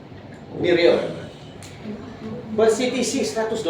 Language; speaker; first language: Indonesian; native; Indonesian